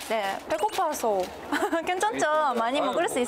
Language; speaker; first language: Korean; non-native, learner; Japanese